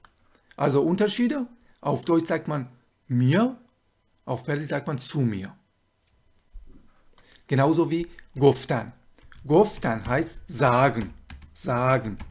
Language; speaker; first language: German; non-native, fluent; Persian